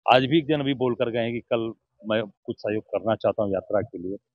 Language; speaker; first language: Hindi; native; Hindi